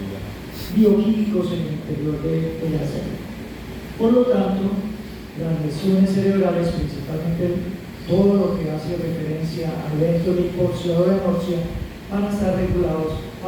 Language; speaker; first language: Spanish; native; Spanish